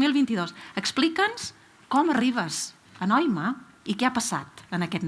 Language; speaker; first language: Catalan; native; Catalan